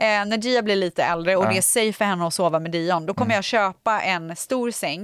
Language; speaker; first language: Swedish; native; Swedish